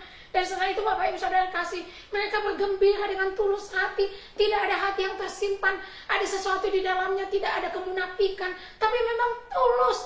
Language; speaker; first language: Indonesian; native; Indonesian